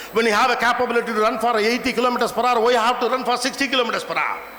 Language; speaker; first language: English; non-native, local second language; Tamil